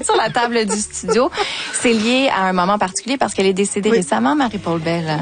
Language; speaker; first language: French; native; French